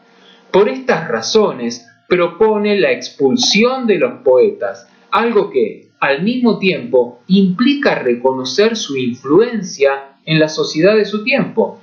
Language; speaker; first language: Spanish; native; Spanish